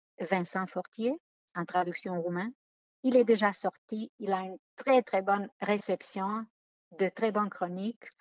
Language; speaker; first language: French; non-native, fluent; Romanian